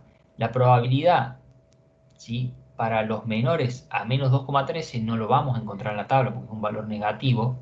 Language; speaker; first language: Spanish; native; Spanish